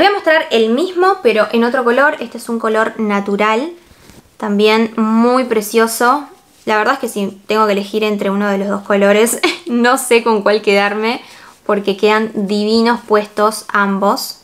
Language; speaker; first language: Spanish; native; Spanish